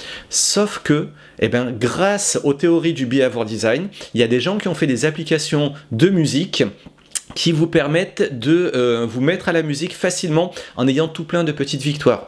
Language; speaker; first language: French; native; French